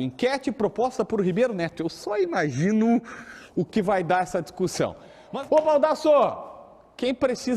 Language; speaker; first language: Portuguese; native; Portuguese